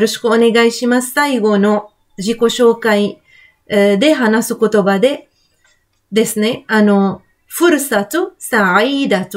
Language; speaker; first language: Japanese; non-native, fluent; Arabic